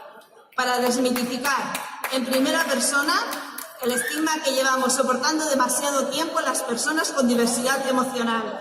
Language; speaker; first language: Spanish; native; Spanish